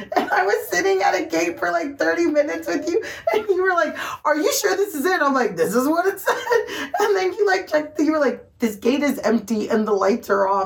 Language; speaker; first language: English; early bilingual, other home language; Spanish